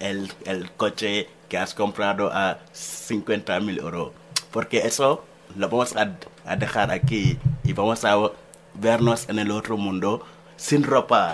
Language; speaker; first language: Spanish; non-native, learner; Wolof